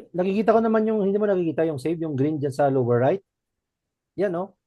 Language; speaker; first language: Filipino; non-native, local second language; Iloko